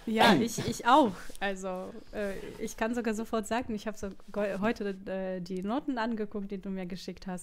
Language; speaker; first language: German; non-native, fluent; Russian